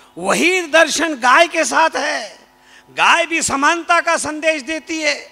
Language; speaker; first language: Hindi; native; Hindi